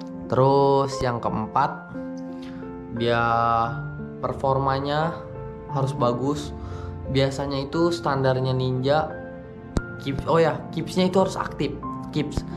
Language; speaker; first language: Indonesian; native; Indonesian